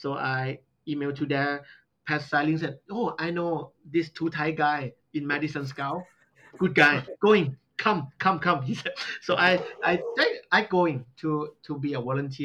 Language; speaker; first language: English; non-native, learner; Thai